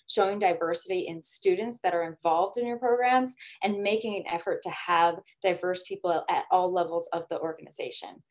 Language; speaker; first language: English; native; English